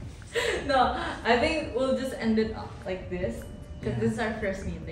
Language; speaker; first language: English; non-native, fluent; Indonesian